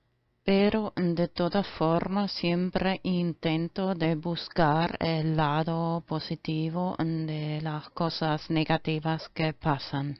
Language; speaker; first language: Spanish; non-native, fluent; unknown